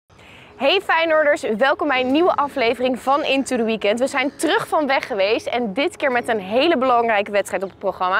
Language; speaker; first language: Dutch; native; Dutch